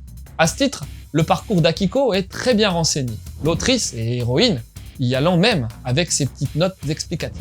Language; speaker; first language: French; native; French